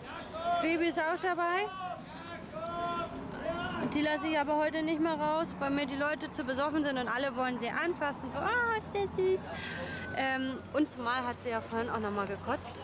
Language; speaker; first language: German; native; German